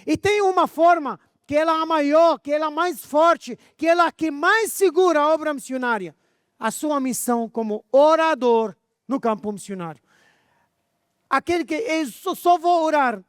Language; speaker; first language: Portuguese; non-native, fluent; Arabic